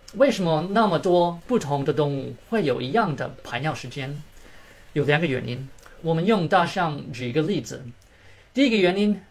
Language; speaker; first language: Chinese; early bilingual, heritage; Chinese